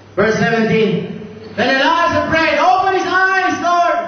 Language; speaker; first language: English; non-native, local second language; Filipino